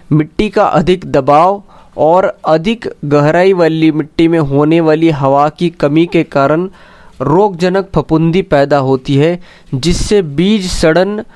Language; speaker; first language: Hindi; non-native, local second language; Marathi